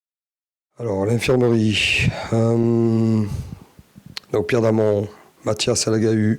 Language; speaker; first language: French; native; French